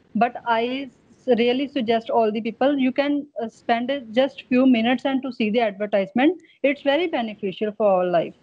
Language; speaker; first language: English; non-native, local second language; Punjabi